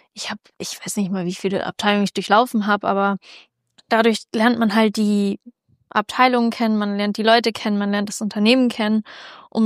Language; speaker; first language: German; native; German